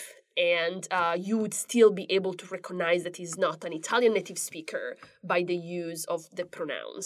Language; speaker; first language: English; non-native, fluent; Italian